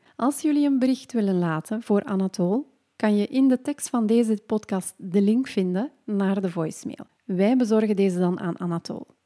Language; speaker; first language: Dutch; non-native, local second language; French